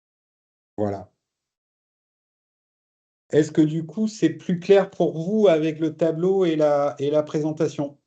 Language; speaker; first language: French; native; French